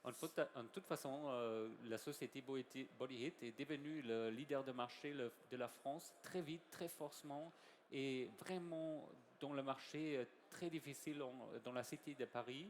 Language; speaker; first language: French; non-native, learner; German